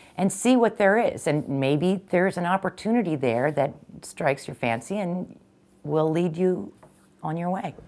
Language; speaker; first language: English; native; English